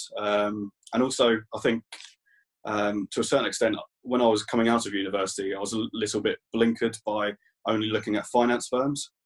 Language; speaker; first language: English; native; English